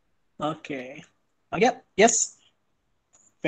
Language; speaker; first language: English; non-native, fluent; Indonesian